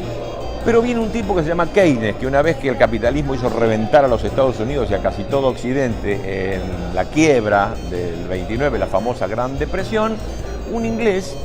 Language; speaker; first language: Spanish; native; Spanish